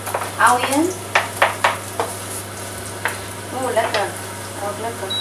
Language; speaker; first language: Dutch; non-native, fluent; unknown